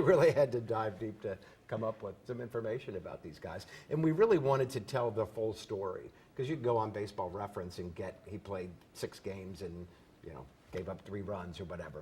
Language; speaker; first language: English; native; English